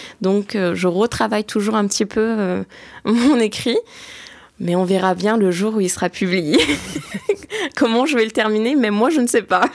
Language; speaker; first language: French; early bilingual, other home language; Turkish